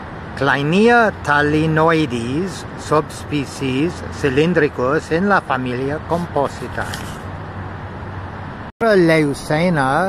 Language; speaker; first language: Spanish; non-native, learner; English